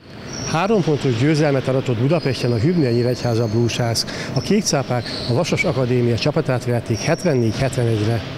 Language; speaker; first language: Hungarian; native; Hungarian